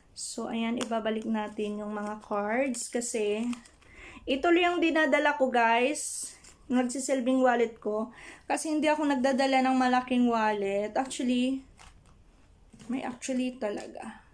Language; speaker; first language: Filipino; non-native, local second language; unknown